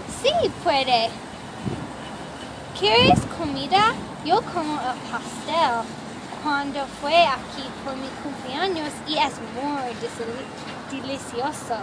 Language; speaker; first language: Spanish; non-native, learner; English